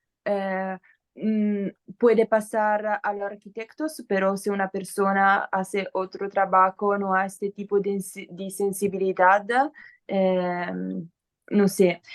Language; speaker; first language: Spanish; non-native, learner; Italian